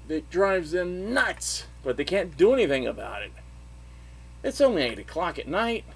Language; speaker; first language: English; native; English